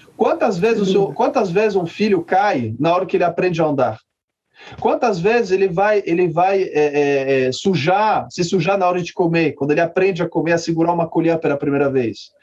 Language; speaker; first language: Portuguese; non-native, fluent; French